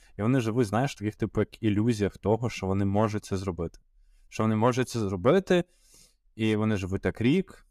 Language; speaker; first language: Ukrainian; native; Ukrainian